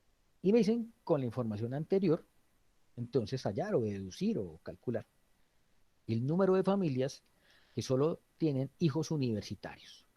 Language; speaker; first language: Spanish; native; Spanish